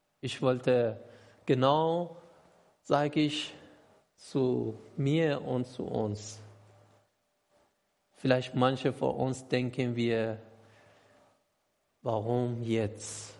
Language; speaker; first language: German; non-native, learner; Persian